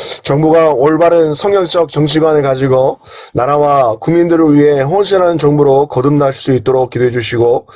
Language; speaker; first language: Korean; native; Korean